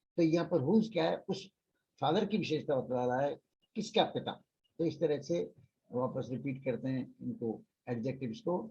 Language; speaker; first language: Hindi; native; Hindi